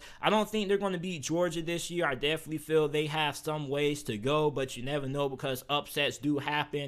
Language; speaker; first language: English; native; English